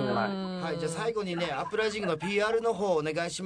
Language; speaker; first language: Japanese; native; Japanese